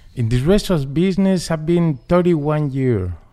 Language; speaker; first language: English; non-native, learner; Spanish